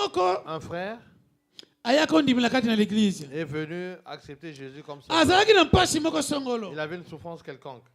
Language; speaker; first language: French; non-native, local second language; Lingala